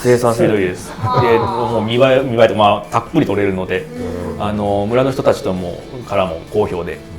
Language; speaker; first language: Japanese; native; Japanese